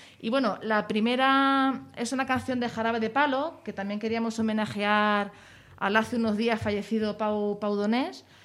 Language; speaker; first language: Spanish; native; Spanish